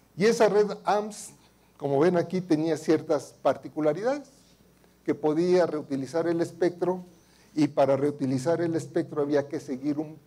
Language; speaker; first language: Spanish; native; Spanish